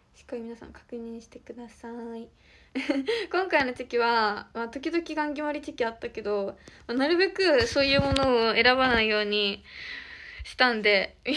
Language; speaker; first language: Japanese; native; Japanese